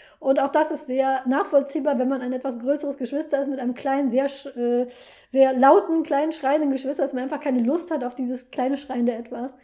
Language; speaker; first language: German; native; German